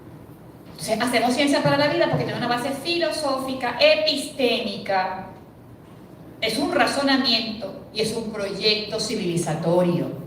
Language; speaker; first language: Spanish; native; Spanish